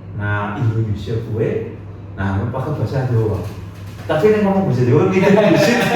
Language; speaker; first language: Indonesian; non-native, local second language; Javanese